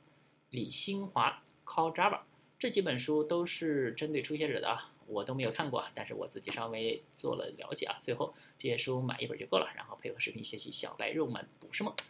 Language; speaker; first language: Chinese; native; Chinese